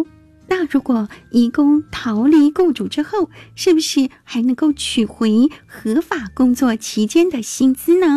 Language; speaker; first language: Chinese; native; Chinese